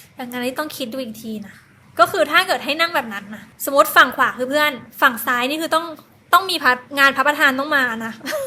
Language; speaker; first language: Thai; native; Thai